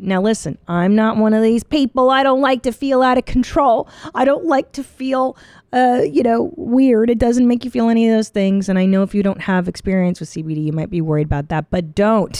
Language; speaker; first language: English; native; English